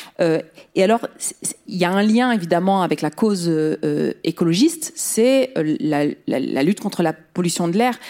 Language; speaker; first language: French; early bilingual, other home language; Riffian